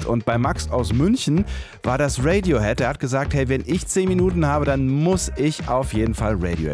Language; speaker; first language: German; native; German